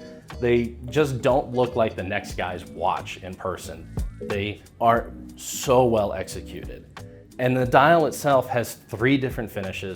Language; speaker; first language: English; native; English